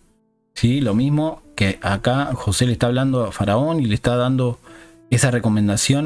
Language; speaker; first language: Spanish; native; Spanish